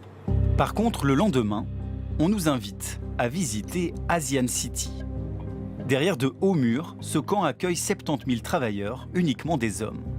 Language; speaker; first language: French; native; French